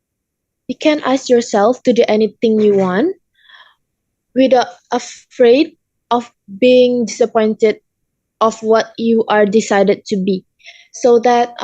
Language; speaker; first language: English; non-native, learner; Indonesian